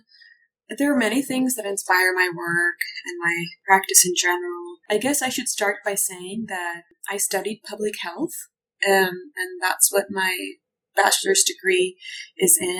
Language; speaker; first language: English; non-native, local second language; Urdu